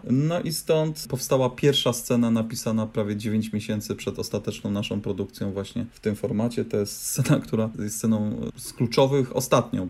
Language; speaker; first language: Polish; native; Polish